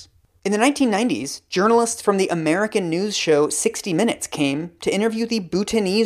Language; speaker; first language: English; native; English